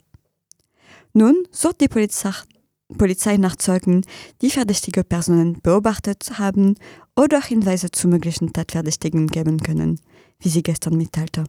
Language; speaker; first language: German; non-native, fluent; French